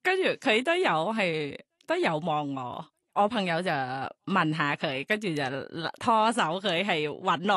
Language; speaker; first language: Cantonese; non-native, learner; Thai